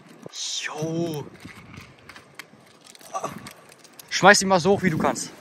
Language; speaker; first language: German; native; German